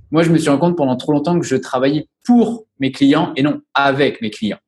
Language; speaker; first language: French; native; French